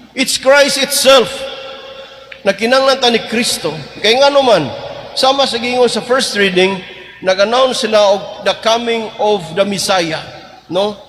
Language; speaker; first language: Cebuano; native; Cebuano